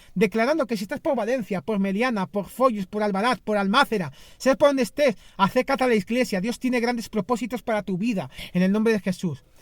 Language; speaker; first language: Spanish; non-native, fluent; Greek